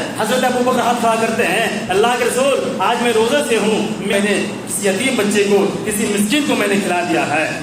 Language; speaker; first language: Urdu; native; Urdu